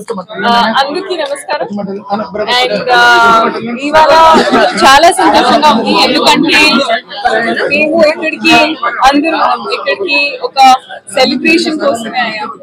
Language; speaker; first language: Telugu; non-native, learner; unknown